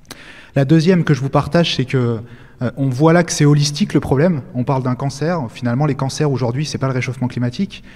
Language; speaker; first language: French; native; French